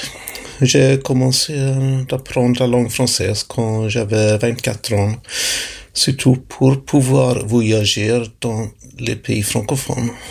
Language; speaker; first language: French; non-native, fluent; Swedish